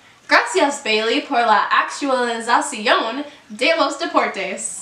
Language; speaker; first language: Spanish; non-native, learner; English